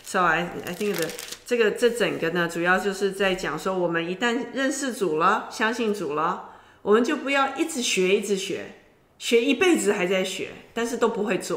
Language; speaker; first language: Chinese; native; Chinese